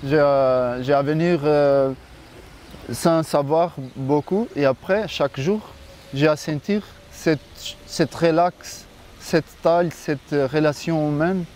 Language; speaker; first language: French; non-native, fluent; Portuguese